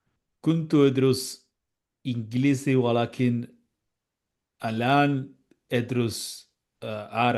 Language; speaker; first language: Arabic; non-native, learner; Spanish